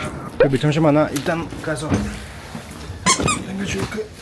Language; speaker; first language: Korean; non-native, fluent; Mongolian